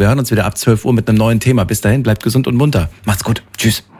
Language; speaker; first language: German; native; German